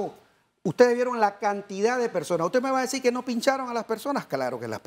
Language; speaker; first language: Spanish; native; Spanish